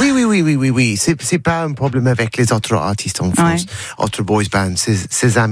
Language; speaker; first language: French; non-native, learner; English